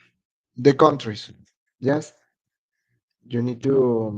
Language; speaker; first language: English; non-native, learner; Spanish